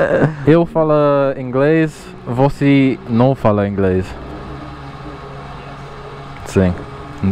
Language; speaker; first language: Portuguese; non-native, learner; English